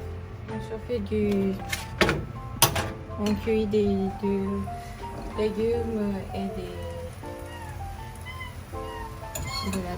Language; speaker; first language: French; non-native, learner; Japanese